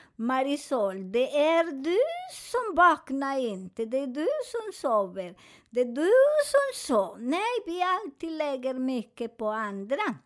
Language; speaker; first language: Swedish; non-native, fluent; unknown